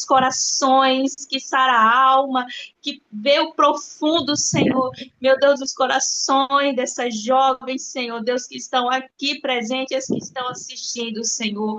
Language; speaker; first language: Portuguese; native; Portuguese